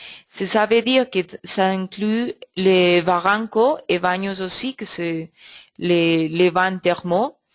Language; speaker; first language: French; non-native, learner; Spanish